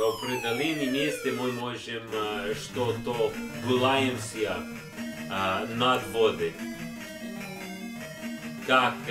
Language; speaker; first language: Russian; non-native, learner; English